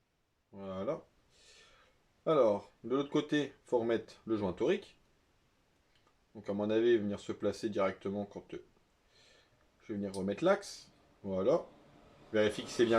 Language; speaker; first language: French; native; French